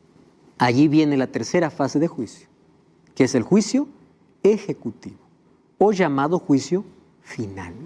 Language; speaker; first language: Spanish; native; Spanish